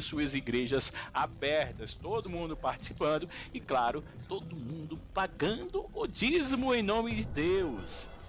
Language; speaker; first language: Portuguese; native; Portuguese